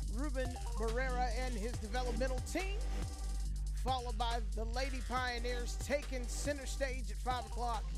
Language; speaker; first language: English; native; English